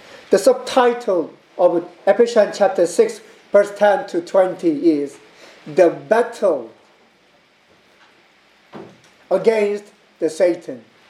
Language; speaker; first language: English; non-native, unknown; Korean